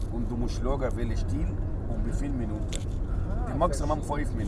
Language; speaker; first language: German; non-native, learner; Arabic